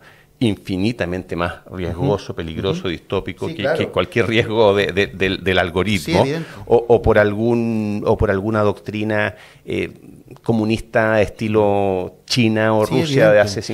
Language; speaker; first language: Spanish; native; Spanish